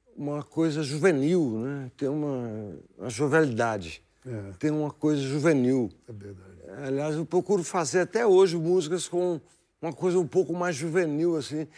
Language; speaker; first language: Portuguese; native; Portuguese